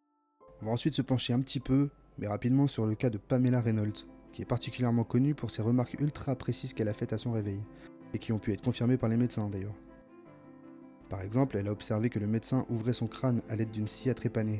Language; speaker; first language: French; native; French